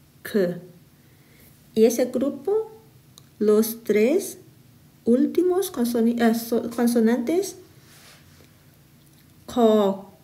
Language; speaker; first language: Spanish; non-native, fluent; Thai